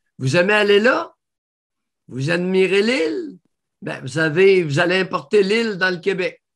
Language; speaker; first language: French; native; French